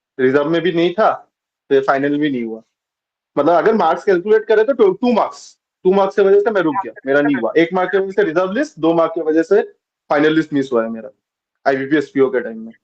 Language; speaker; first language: Hindi; non-native, local second language; Bangla